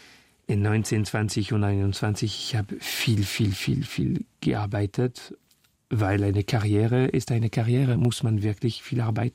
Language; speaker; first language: German; non-native, fluent; French